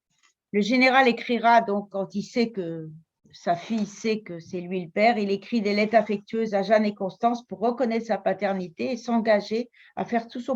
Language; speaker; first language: French; native; French